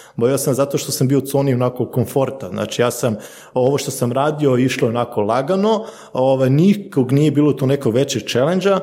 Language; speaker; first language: Croatian; early bilingual, heritage; Slovenian